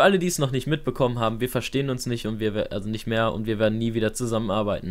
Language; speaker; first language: German; native; German